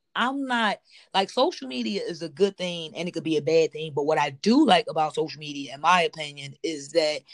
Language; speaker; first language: English; native; English